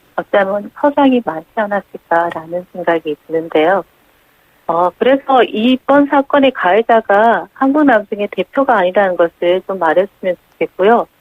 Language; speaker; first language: Korean; native; Korean